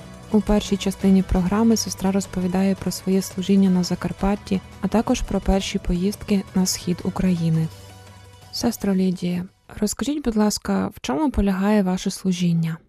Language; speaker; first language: Ukrainian; native; Ukrainian